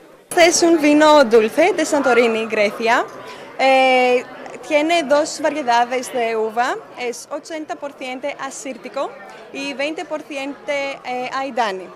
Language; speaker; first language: Spanish; non-native, learner; Greek